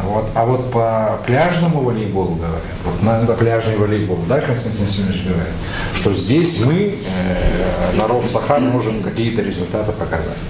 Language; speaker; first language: Russian; native; Russian